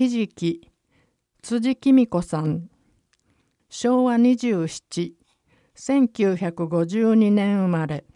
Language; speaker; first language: Japanese; native; Japanese